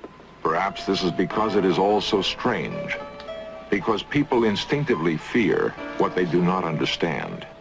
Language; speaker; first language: English; native; English